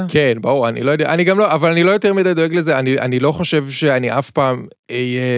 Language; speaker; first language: Hebrew; native; Hebrew